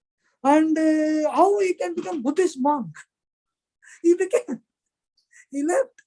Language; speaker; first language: English; non-native, local second language; Hindi